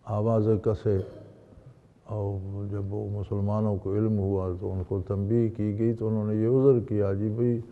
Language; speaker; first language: Urdu; non-native, local second language; Punjabi